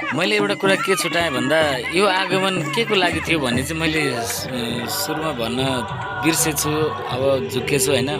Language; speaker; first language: Nepali; native; Nepali